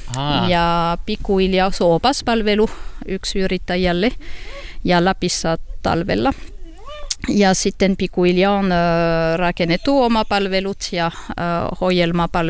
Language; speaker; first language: Finnish; non-native, fluent; French